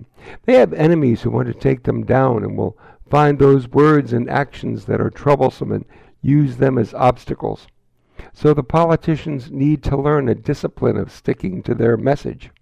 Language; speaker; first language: English; native; English